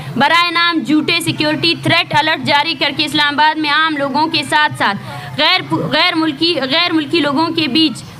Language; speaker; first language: Urdu; non-native, local second language; Baluchi